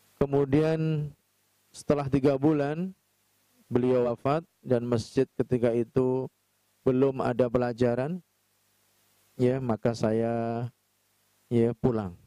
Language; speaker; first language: Indonesian; native; Indonesian